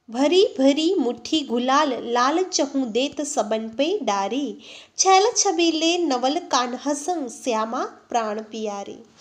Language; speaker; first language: Hindi; non-native, local second language; Gujarati